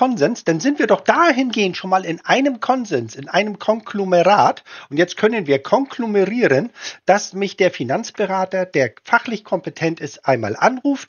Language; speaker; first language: German; native; German